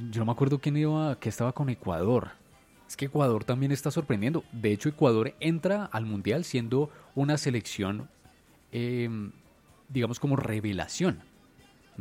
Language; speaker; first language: Spanish; native; Spanish